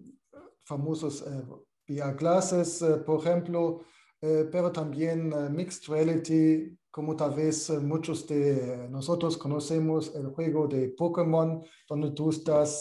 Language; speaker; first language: Spanish; non-native, fluent; German